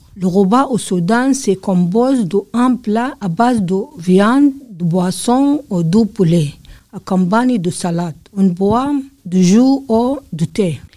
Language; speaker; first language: French; non-native, learner; Arabic